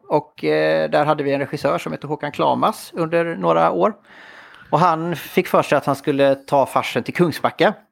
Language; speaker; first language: Swedish; native; Swedish